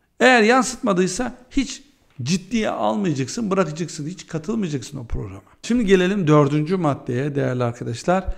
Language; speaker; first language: Turkish; early bilingual, heritage; Turkish